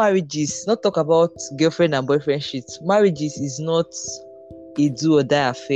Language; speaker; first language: English; non-native, local second language; Igbo